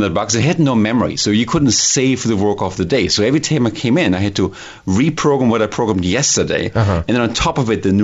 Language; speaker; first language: English; non-native, fluent; German